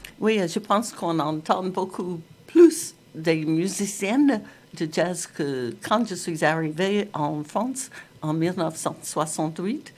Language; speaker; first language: French; non-native, fluent; English